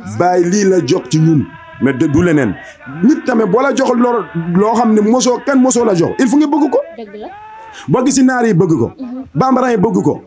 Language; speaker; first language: Wolof; non-native, fluent; Bambara